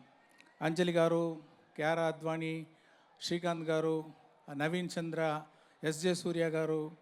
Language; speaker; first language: Telugu; non-native, learner; Tamil